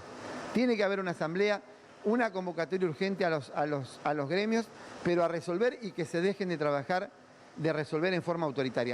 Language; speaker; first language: Spanish; native; Spanish